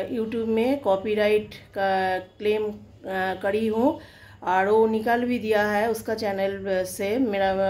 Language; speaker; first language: Hindi; non-native, local second language; Bangla